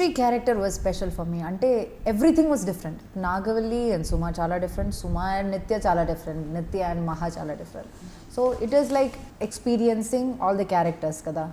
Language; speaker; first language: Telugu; non-native, fluent; Malayalam